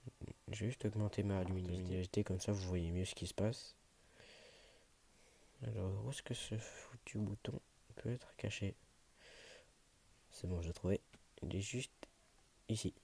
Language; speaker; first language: French; native; French